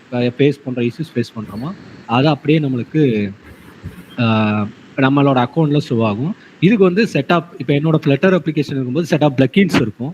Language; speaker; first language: Tamil; native; Tamil